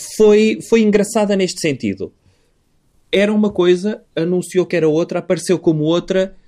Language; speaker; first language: Portuguese; native; Portuguese